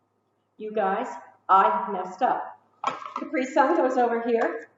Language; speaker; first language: English; native; English